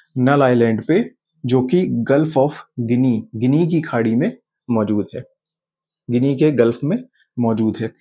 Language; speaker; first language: Hindi; native; Hindi